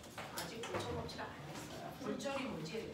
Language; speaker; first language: Korean; native; Korean